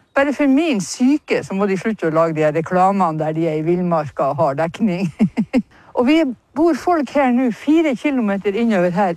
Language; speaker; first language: Norwegian; native; Norwegian